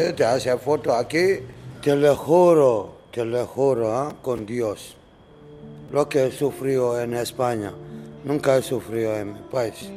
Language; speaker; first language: Spanish; non-native, learner; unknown